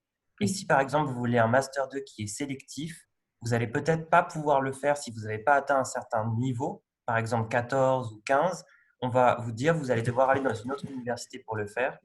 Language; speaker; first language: French; native; French